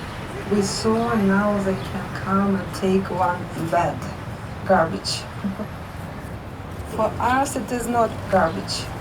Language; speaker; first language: English; non-native, learner; Russian